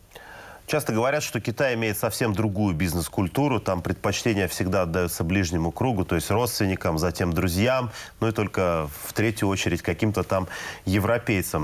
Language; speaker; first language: Russian; native; Russian